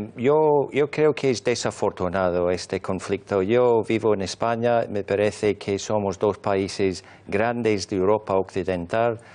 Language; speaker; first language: Spanish; non-native, fluent; English